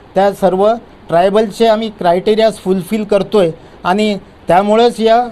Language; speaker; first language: Marathi; non-native, local second language; Lambadi